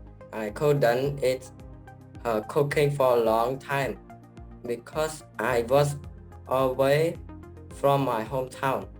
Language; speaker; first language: English; non-native, learner; Khmer